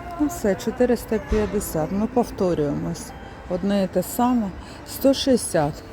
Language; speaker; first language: Ukrainian; non-native, local second language; Russian